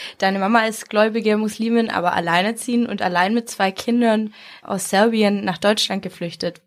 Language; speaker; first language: German; native; German